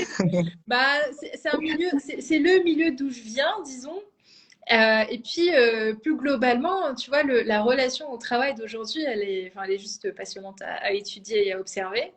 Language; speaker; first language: French; native; French